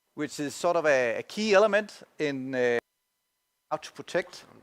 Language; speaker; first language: English; non-native, fluent; Danish